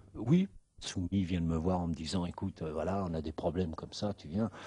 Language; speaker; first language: French; non-native, fluent; Spanish